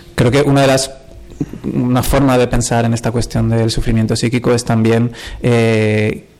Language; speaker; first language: Spanish; native; Spanish